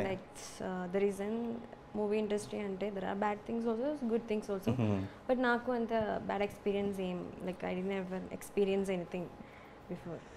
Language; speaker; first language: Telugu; non-native, learner; Malayalam